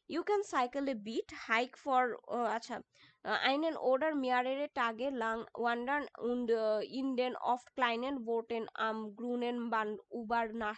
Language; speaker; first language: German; non-native, fluent; Bangla